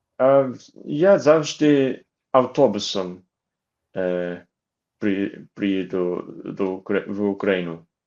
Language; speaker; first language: Ukrainian; non-native, learner; Japanese